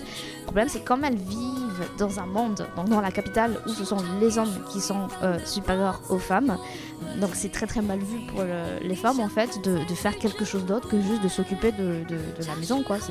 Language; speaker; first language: French; native; French